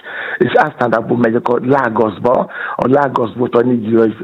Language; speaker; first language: Hungarian; non-native, fluent; Yoruba